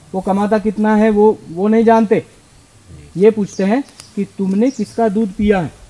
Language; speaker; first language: Hindi; non-native, local second language; Marathi